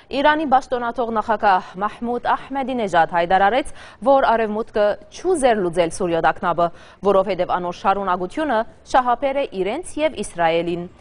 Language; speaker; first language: Armenian; early bilingual, heritage; Armenian